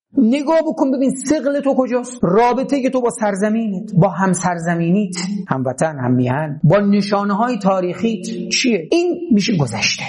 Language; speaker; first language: Persian; native; Persian